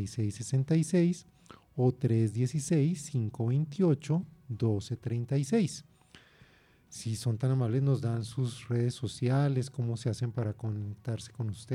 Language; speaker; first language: Spanish; native; Spanish